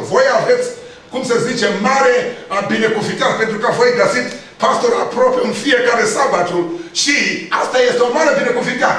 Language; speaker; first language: Romanian; non-native, learner; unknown